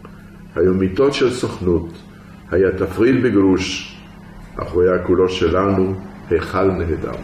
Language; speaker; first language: Hebrew; early bilingual, other home language; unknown